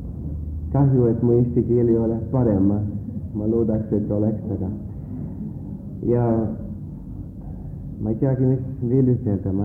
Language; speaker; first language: Estonian; early bilingual, heritage; Estonian